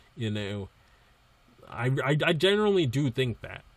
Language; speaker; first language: English; native; English